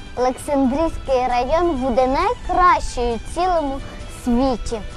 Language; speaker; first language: Ukrainian; native; Ukrainian